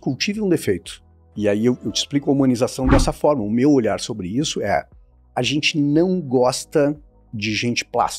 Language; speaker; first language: Portuguese; native; Portuguese